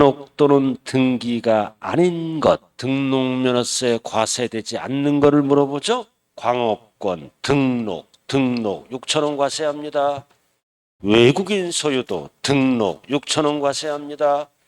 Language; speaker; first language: Korean; native; Korean